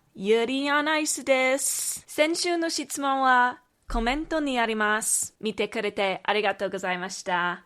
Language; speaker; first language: Japanese; non-native, learner; English